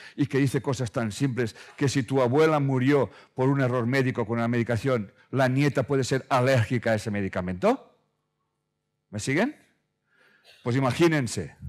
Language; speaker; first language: Spanish; native; Spanish